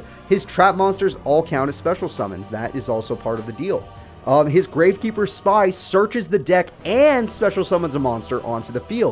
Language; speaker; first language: English; native; English